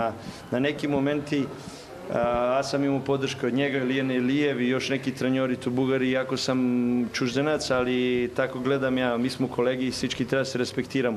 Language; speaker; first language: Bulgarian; non-native, learner; Serbian